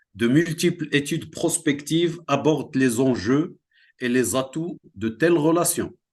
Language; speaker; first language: French; non-native, local second language; Central Atlas Tamazight